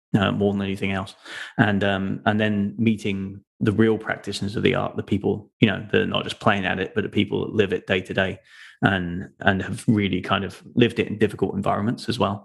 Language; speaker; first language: English; native; English